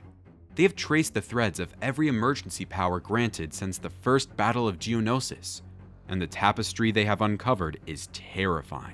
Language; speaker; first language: English; native; English